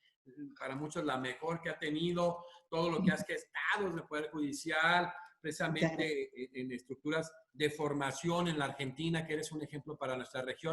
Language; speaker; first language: Spanish; native; Spanish